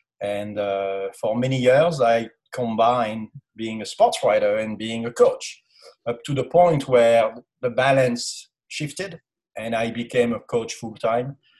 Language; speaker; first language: English; non-native, fluent; French